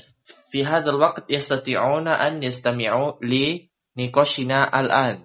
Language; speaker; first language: Arabic; non-native, learner; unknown